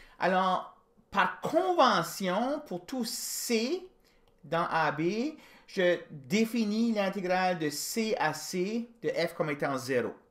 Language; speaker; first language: French; native; French